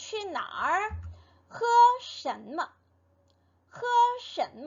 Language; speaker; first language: Chinese; non-native, fluent; Korean